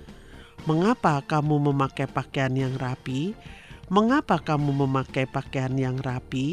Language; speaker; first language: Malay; non-native, fluent; Chinese